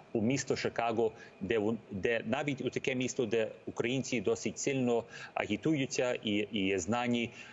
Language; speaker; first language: Ukrainian; early bilingual, heritage; Ukrainian